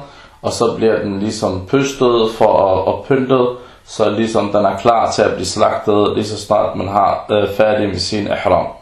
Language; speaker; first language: Danish; early bilingual, other home language; Arabic